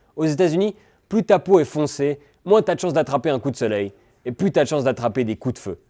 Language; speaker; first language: French; native; French